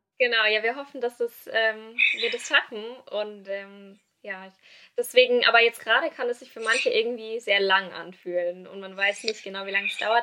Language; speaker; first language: German; native; German